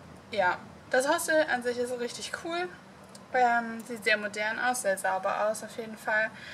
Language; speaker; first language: German; native; German